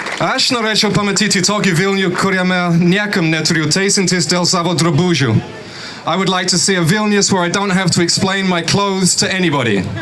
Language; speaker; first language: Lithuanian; non-native, fluent; English